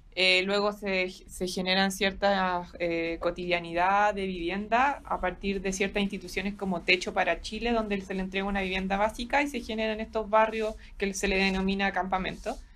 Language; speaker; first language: Spanish; native; Spanish